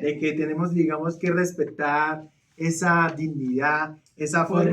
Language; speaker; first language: Spanish; native; Spanish